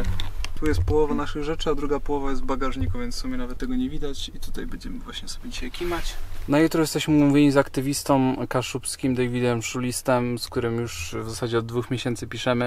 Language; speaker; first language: Polish; native; Polish